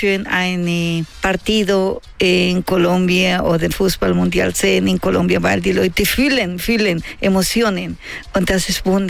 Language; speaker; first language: German; non-native, learner; Spanish